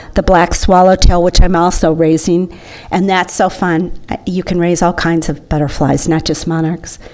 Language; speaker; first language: English; native; English